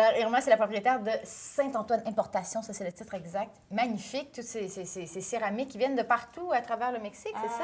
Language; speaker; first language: French; native; French